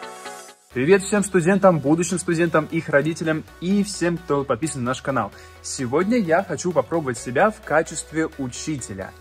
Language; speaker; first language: Russian; native; Russian